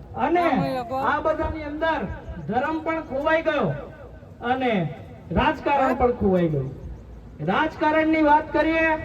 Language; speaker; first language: Gujarati; non-native, local second language; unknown